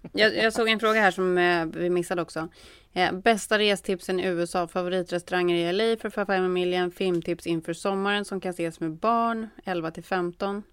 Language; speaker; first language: Swedish; native; Swedish